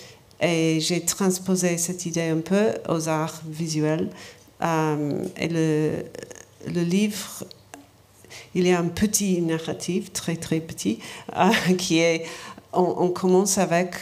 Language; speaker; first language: French; non-native, learner; English